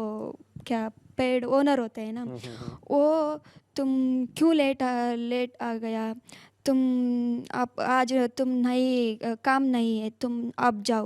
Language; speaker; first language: Hindi; non-native, local second language; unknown